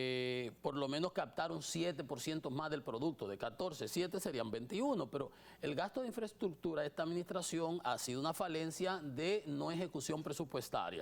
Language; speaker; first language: Spanish; native; Spanish